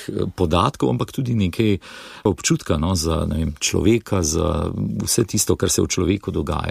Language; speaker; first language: Slovenian; native; Slovenian